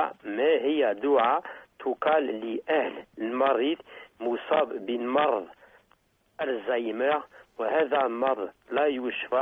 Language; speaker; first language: Arabic; non-native, learner; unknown